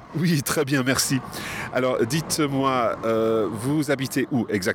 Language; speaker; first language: French; non-native, fluent; English